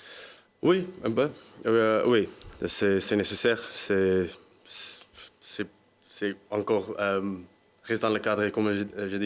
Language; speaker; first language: French; non-native, learner; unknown